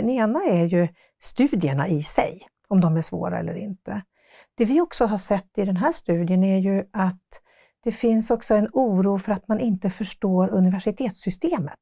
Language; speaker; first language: Swedish; native; Swedish